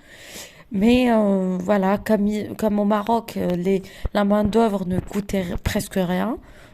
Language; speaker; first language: French; non-native, local second language; Arabic